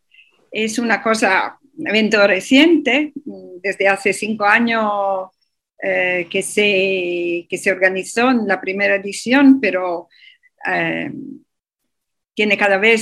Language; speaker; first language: Spanish; non-native, fluent; Italian